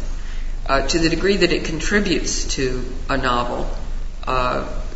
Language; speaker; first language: English; native; English